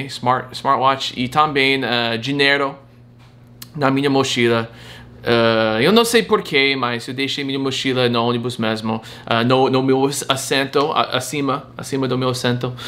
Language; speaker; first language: Portuguese; non-native, fluent; English